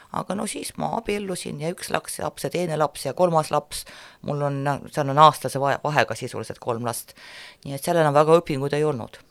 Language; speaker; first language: Estonian; non-native, local second language; Russian